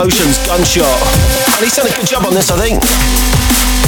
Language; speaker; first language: English; native; English